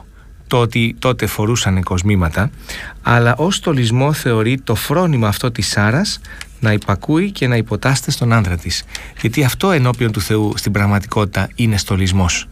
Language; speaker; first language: Greek; native; Greek